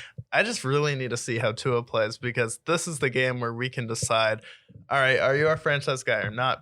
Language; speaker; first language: English; native; English